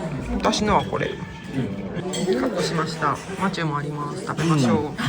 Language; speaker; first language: Japanese; native; Japanese